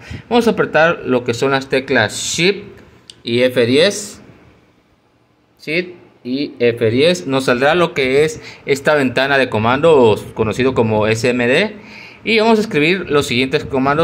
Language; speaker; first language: Spanish; native; Spanish